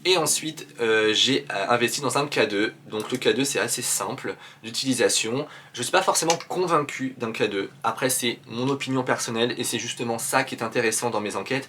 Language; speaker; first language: French; native; French